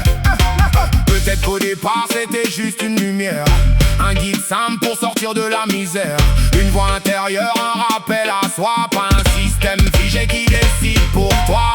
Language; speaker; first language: French; native; French